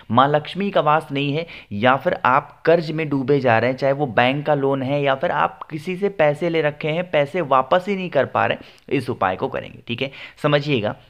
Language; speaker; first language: Hindi; native; Hindi